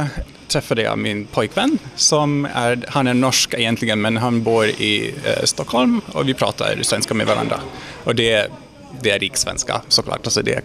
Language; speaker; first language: Swedish; non-native, fluent; Hungarian